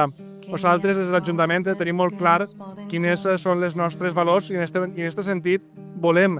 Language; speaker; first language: Catalan; native; Catalan